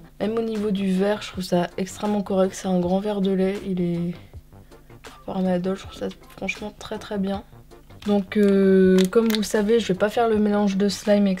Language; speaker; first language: French; native; French